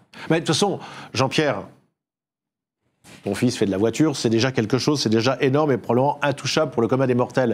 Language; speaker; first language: French; native; French